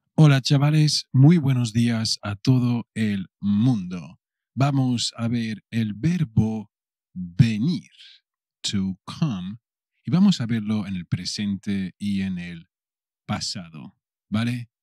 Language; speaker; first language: Spanish; native; Spanish